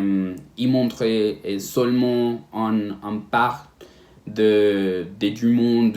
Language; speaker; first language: French; non-native, learner; Spanish